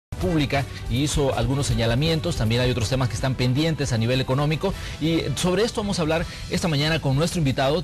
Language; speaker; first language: Spanish; native; Spanish